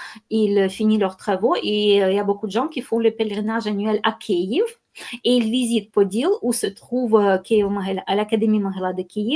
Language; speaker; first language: French; non-native, fluent; Ukrainian